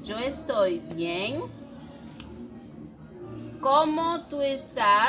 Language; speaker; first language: Spanish; non-native, fluent; French